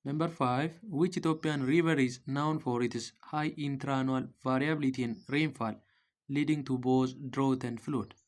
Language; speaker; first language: English; non-native, local second language; Amharic